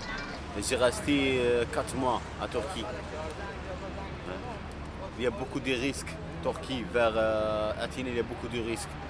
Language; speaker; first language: French; non-native, local second language; Arabic